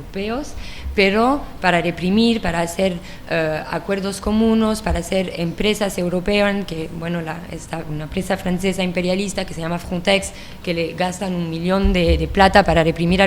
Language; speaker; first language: Spanish; non-native, fluent; French